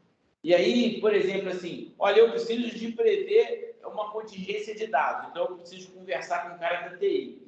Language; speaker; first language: Portuguese; native; Portuguese